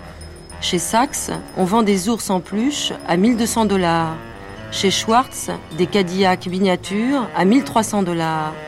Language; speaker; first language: French; native; French